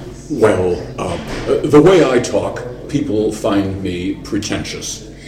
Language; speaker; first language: English; native; English